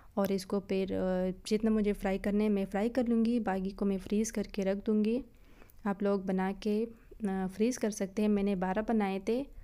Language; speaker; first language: Urdu; native; Urdu